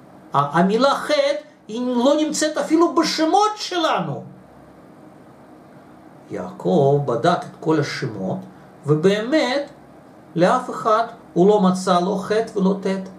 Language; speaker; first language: Hebrew; non-native, fluent; Russian